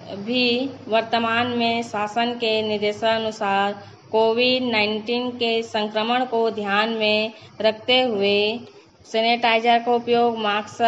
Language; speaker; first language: Hindi; native; Hindi